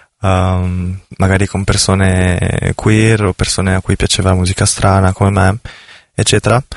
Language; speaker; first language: Italian; native; Italian